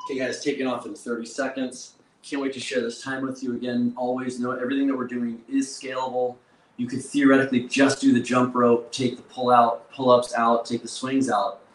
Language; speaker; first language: English; native; English